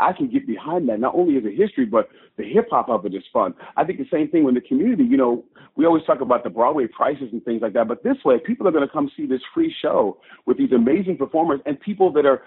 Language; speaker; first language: English; native; English